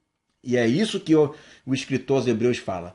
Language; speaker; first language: Portuguese; native; Portuguese